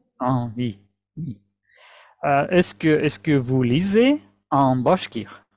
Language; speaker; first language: French; non-native, fluent; Russian